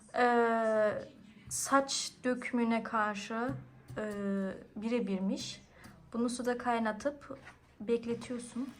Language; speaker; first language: Turkish; native; Turkish